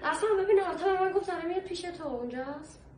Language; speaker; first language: Persian; native; Persian